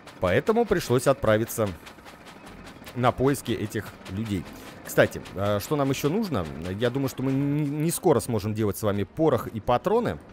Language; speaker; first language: Russian; native; Russian